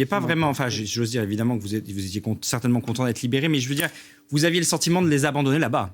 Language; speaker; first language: French; native; French